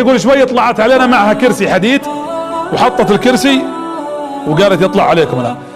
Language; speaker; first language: Arabic; native; Arabic